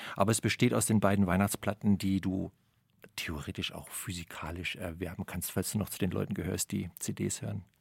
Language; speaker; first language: German; native; German